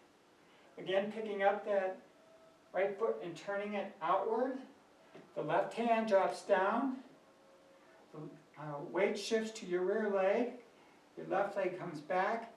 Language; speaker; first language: English; native; English